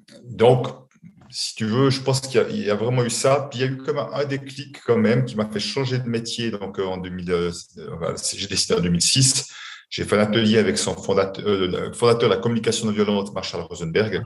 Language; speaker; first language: French; native; French